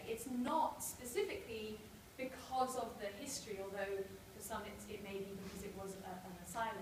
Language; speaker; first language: English; native; English